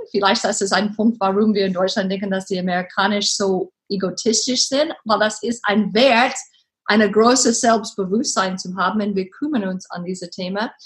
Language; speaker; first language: German; non-native, learner; English